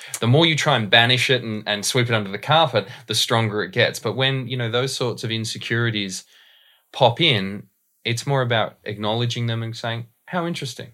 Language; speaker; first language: English; native; English